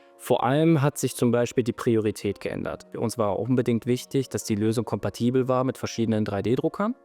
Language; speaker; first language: German; native; German